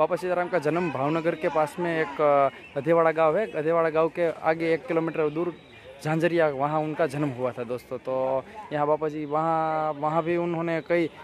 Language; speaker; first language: Hindi; non-native, local second language; Gujarati